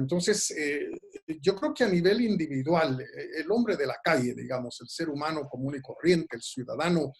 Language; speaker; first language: Spanish; native; Spanish